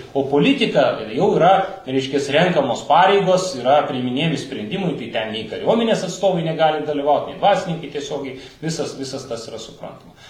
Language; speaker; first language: Lithuanian; native; Lithuanian